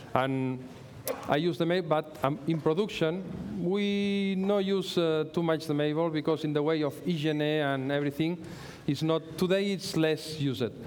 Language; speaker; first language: English; non-native, learner; Spanish